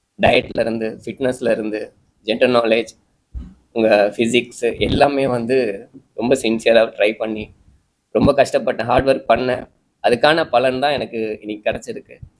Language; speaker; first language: Tamil; native; Tamil